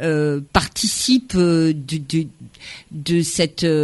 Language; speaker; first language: French; native; French